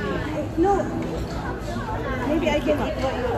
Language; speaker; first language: English; non-native, local second language; Filipino